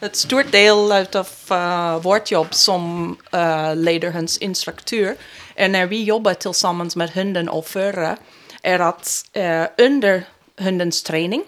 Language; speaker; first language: Swedish; non-native, fluent; English